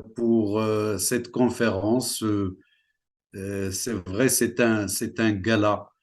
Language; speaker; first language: French; non-native, local second language; Central Atlas Tamazight